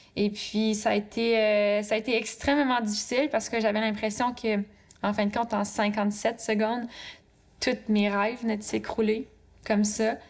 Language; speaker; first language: French; native; French